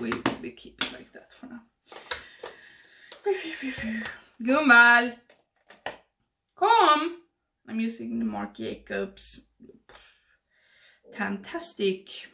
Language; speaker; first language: English; non-native, fluent; Swedish